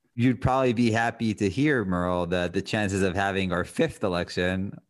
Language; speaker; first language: English; non-native, fluent; Hebrew